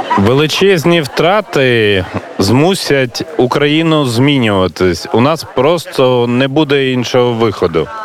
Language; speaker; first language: Ukrainian; native; Ukrainian